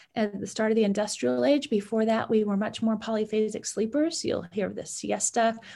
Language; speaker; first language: English; native; English